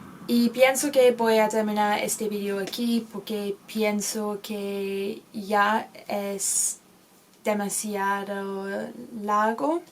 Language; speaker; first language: Spanish; non-native, learner; English